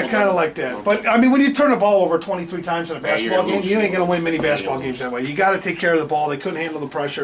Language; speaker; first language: English; native; English